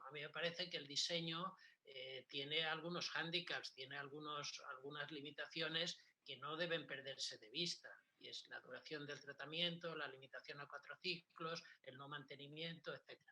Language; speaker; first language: Spanish; native; Spanish